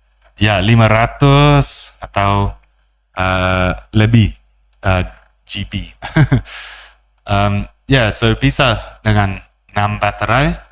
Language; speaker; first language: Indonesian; non-native, learner; English